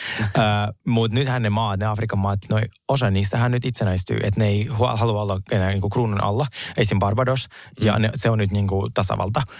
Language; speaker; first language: Finnish; early bilingual, other home language; Russian